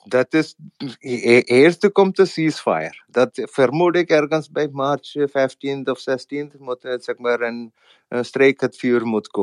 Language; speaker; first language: Dutch; non-native, fluent; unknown